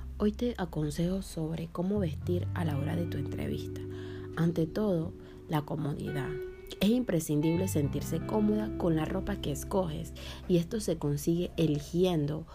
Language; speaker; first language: Spanish; native; Spanish